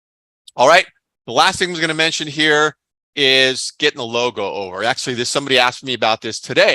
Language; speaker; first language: English; native; English